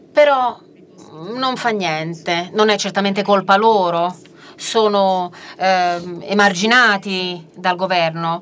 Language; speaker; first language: Italian; non-native, fluent; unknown